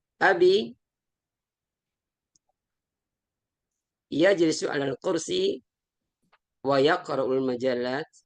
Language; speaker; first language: Arabic; non-native, learner; Indonesian